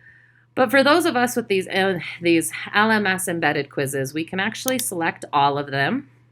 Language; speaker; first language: English; native; English